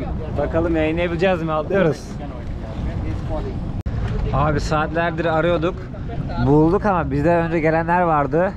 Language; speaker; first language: Turkish; native; Turkish